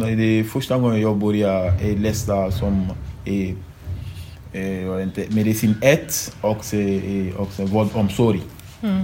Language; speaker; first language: Swedish; non-native, learner; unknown